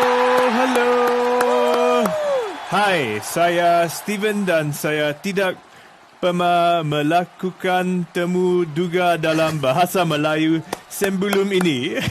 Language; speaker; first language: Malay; non-native, learner; English